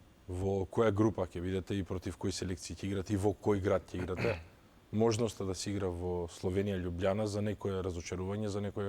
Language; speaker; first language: Macedonian; native; Macedonian